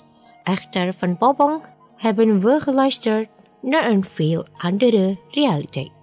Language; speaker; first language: Dutch; non-native, fluent; Indonesian